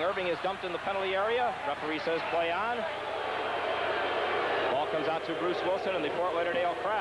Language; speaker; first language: English; native; English